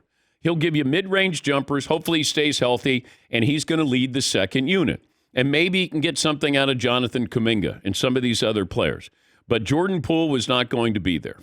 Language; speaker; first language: English; native; English